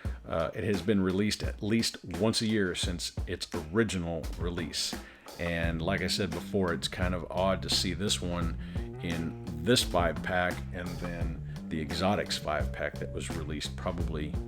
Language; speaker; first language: English; native; English